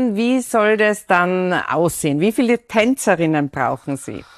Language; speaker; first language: German; native; German